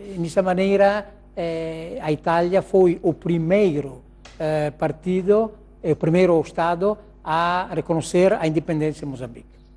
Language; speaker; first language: Portuguese; non-native, learner; Italian